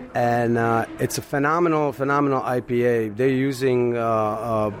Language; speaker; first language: English; non-native, fluent; Slovak